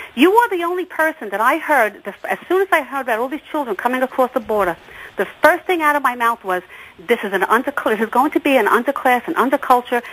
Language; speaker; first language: English; native; English